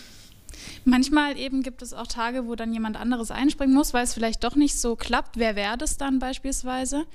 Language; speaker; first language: German; native; German